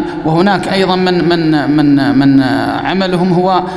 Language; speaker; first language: Arabic; native; Arabic